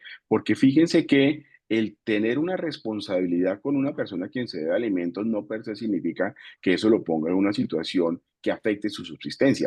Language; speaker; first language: Spanish; native; Spanish